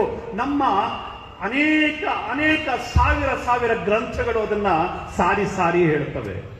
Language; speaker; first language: Kannada; native; Kannada